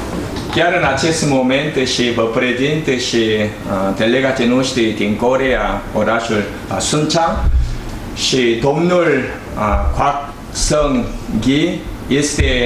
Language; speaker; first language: Romanian; non-native, learner; Korean